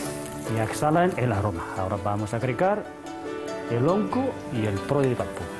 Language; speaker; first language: Spanish; non-native, fluent; Chinese